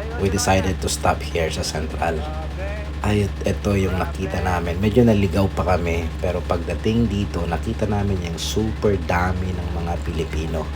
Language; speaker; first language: Filipino; non-native, local second language; Iloko